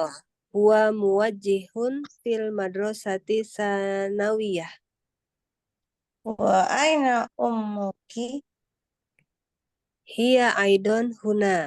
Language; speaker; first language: Arabic; non-native, learner; Indonesian